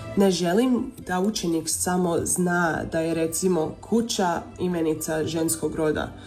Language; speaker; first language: Croatian; early bilingual, heritage; Croatian